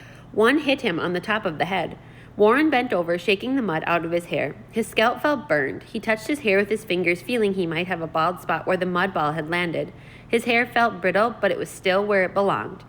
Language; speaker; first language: English; native; English